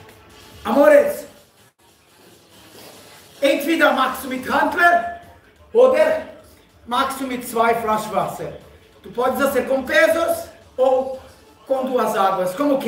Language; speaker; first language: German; non-native, learner; Spanish